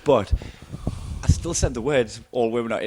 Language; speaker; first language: English; native; English